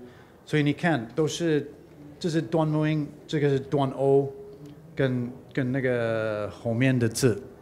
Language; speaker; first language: Chinese; non-native, learner; English